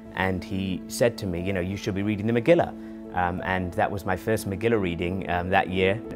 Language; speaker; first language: English; native; English